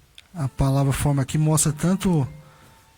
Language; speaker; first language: Portuguese; native; Portuguese